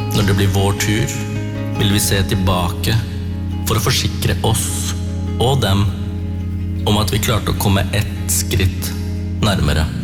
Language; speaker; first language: Norwegian; early bilingual, other home language; Tamil